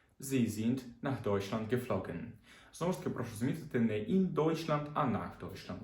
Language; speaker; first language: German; non-native, fluent; Ukrainian